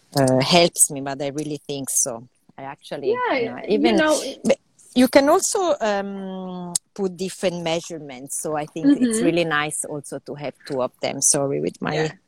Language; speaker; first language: English; non-native, fluent; Italian